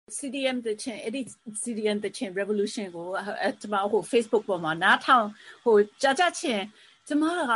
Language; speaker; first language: Burmese; early bilingual, heritage; Burmese